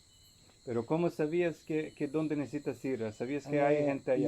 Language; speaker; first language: Spanish; non-native, fluent; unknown